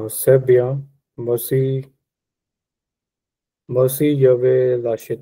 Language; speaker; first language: French; non-native, learner; Punjabi